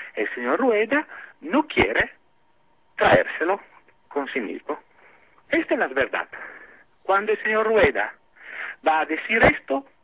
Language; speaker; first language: Spanish; non-native, fluent; Italian